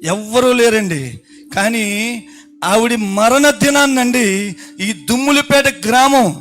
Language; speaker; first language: Telugu; native; Telugu